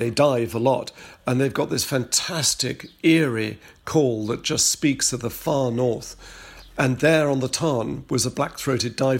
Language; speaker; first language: English; native; English